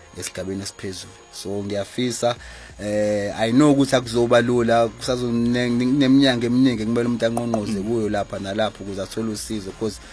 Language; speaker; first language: Zulu; native; Zulu